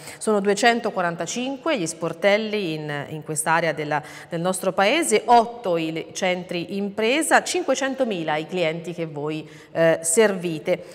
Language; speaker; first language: Italian; native; Italian